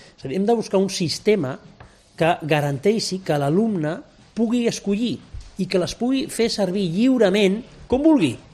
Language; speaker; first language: Catalan; non-native, local second language; Spanish